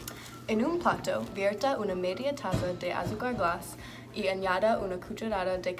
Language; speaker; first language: Spanish; non-native, learner; English